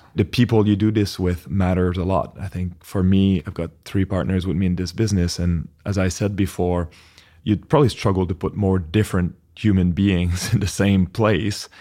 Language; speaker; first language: English; non-native, fluent; French